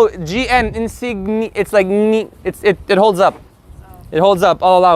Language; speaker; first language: English; native; English